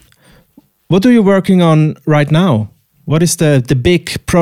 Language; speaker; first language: English; non-native, fluent; Swiss German